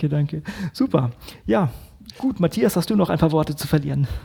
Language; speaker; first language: German; native; German